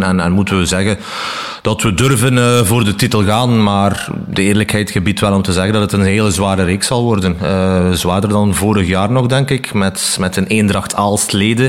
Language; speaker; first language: Dutch; native; Dutch